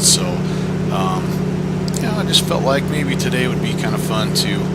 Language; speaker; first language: English; native; English